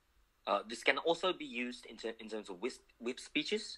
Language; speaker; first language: English; non-native, fluent; Japanese